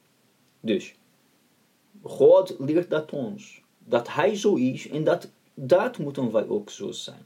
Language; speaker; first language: Dutch; non-native, fluent; Portuguese